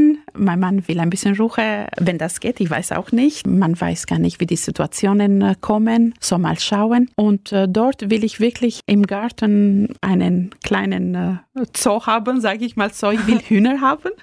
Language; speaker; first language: German; non-native, fluent; Albanian